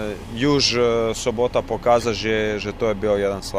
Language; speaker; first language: Polish; non-native, learner; Croatian